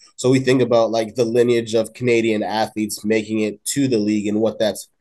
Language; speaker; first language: English; native; English